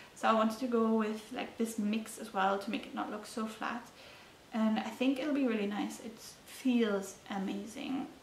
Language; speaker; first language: English; non-native, fluent; German